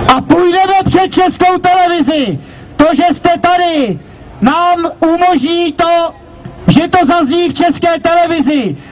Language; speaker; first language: Czech; native; Czech